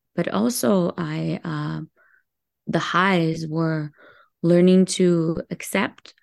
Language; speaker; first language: English; early bilingual, other home language; Hebrew